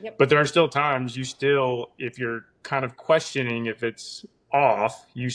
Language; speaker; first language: English; native; English